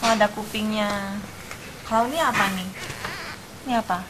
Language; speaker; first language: Indonesian; native; Indonesian